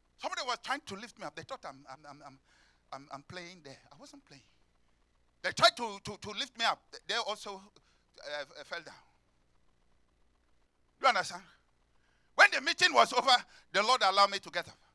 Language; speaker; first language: English; non-native, local second language; Yoruba